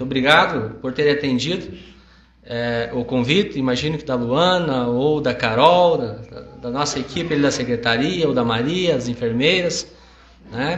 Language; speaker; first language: Portuguese; native; Portuguese